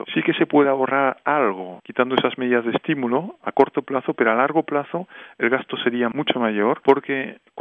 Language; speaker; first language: Spanish; native; Spanish